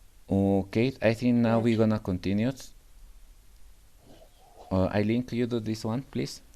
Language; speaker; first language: English; non-native, learner; Spanish